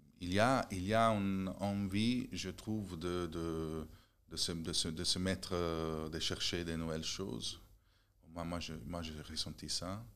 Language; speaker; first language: French; non-native, fluent; Italian